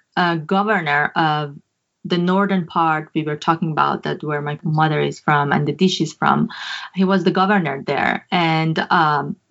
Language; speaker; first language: English; non-native, fluent; Persian